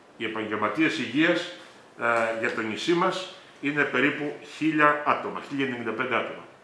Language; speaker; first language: Greek; native; Greek